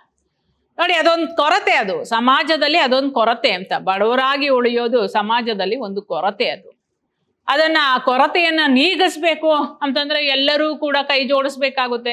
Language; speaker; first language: Kannada; native; Kannada